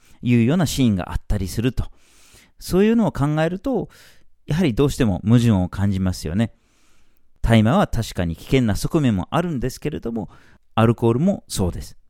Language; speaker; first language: Japanese; non-native, fluent; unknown